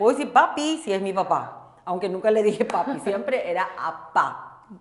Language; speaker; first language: Spanish; non-native, local second language; Korean